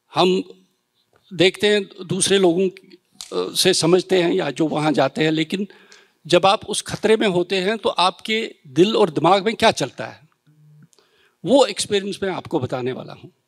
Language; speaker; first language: Hindi; native; Hindi